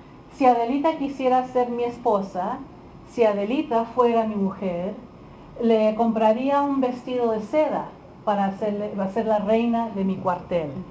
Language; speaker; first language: Spanish; early bilingual, heritage; Spanish